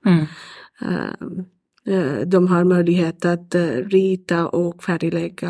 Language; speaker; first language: Swedish; non-native, learner; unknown